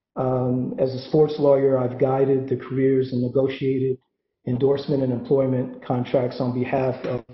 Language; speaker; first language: English; native; English